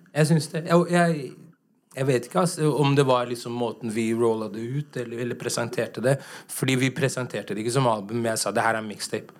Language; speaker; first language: Norwegian; native; Norwegian